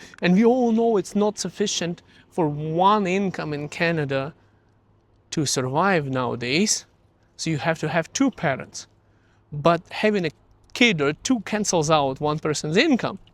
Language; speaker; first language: English; early bilingual, other home language; Russian